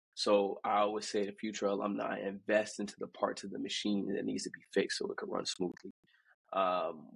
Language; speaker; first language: English; early bilingual, other home language; Haitian Creole